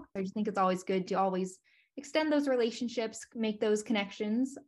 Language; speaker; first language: English; native; English